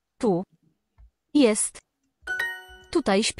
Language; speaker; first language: Polish; non-native, learner; Russian